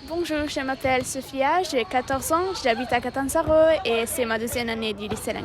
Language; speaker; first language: French; non-native, learner; Italian